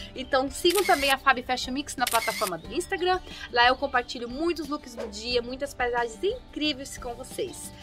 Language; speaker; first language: Portuguese; early bilingual, other home language; German